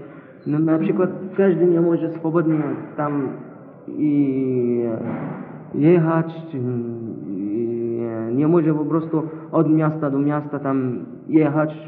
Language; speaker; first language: Polish; non-native, learner; Arabic